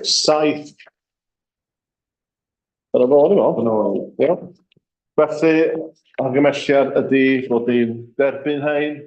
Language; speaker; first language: Welsh; native; Welsh